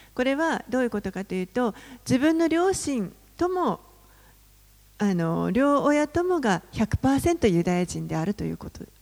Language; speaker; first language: Japanese; non-native, fluent; English